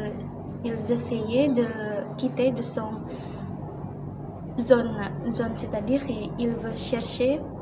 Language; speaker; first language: French; non-native, learner; Indonesian